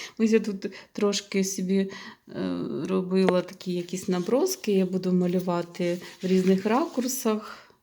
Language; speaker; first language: Ukrainian; non-native, local second language; Russian